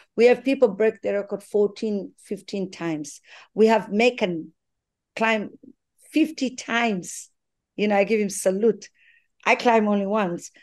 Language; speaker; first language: English; non-native, local second language; Swahili